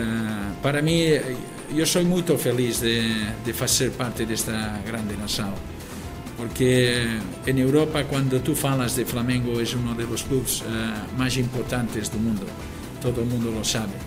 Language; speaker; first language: Spanish; non-native, local second language; Catalan